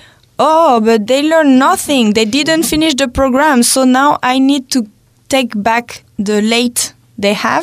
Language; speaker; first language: English; non-native, fluent; French